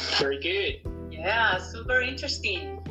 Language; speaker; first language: English; non-native, learner; Spanish